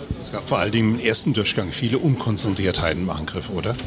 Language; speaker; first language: German; native; German